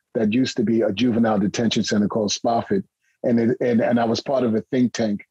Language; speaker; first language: English; native; English